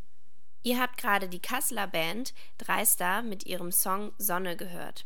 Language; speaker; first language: German; native; German